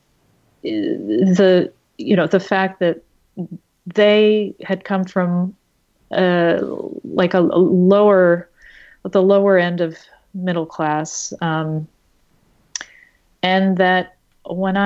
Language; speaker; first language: English; native; English